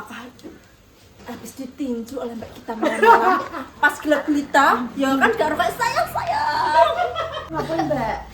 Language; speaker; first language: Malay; non-native, local second language; Javanese